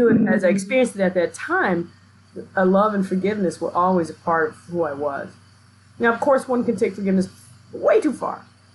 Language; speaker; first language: English; native; English